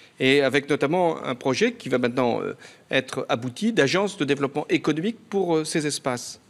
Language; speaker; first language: French; native; French